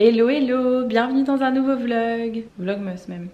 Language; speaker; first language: French; native; French